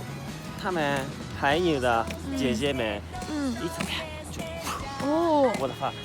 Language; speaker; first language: Chinese; non-native, fluent; Japanese